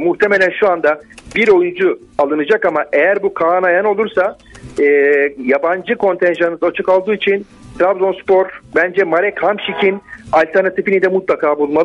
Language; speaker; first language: Turkish; native; Turkish